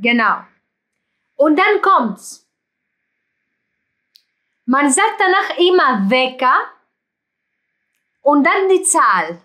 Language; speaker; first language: German; non-native, fluent; Greek